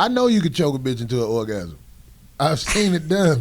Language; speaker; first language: English; native; English